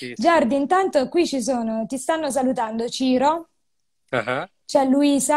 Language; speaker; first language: Italian; native; Italian